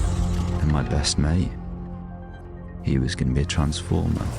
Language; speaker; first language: English; native; English